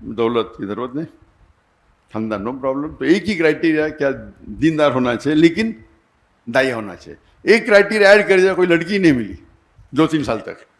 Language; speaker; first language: Urdu; non-native, local second language; Konkani